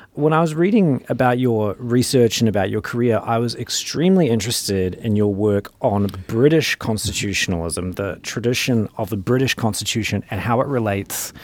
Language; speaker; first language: English; native; English